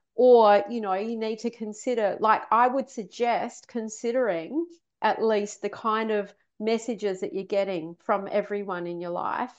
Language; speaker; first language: English; native; English